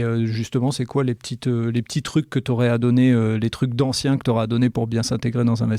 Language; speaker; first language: French; native; French